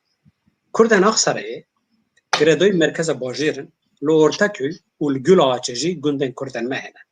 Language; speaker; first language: Kurdish; native; Kurdish